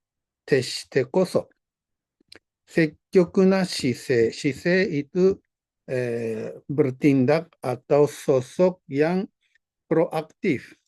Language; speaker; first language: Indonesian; non-native, fluent; Japanese